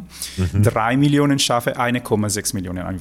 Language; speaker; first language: German; non-native, fluent; Italian